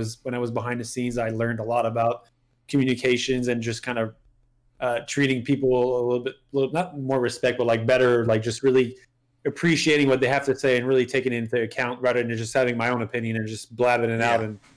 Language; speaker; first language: English; non-native, fluent; French